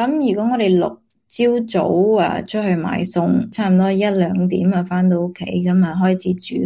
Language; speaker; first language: Cantonese; early bilingual, heritage; Cantonese